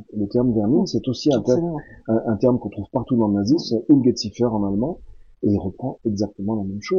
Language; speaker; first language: French; native; French